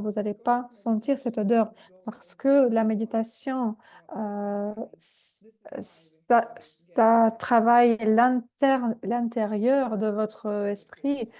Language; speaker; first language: French; non-native, fluent; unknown